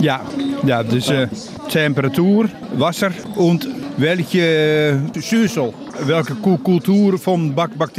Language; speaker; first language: German; non-native, learner; Dutch